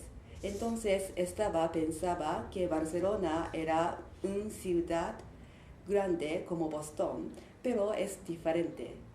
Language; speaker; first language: Spanish; non-native, learner; Japanese